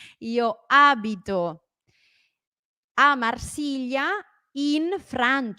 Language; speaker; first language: Italian; non-native, fluent; Spanish